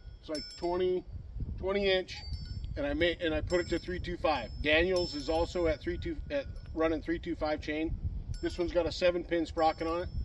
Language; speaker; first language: English; native; English